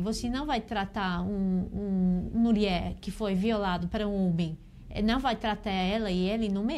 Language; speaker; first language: Portuguese; non-native, learner; English